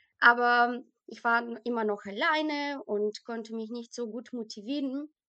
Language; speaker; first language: German; non-native, fluent; Bulgarian